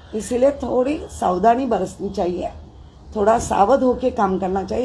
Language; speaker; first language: Hindi; non-native, local second language; Marathi